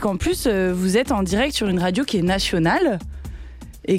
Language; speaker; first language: French; native; French